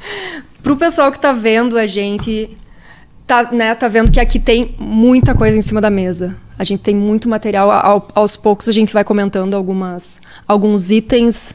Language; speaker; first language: Portuguese; native; Portuguese